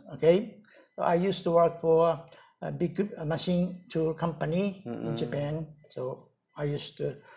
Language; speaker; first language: English; non-native, learner; Japanese